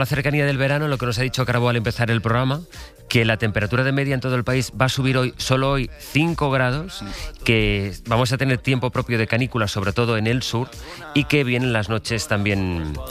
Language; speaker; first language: Spanish; native; Spanish